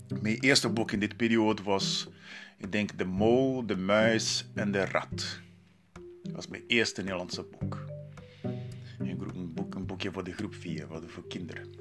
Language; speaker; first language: Dutch; non-native, learner; Portuguese